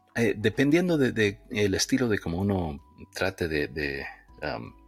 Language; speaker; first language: Spanish; early bilingual, heritage; Spanish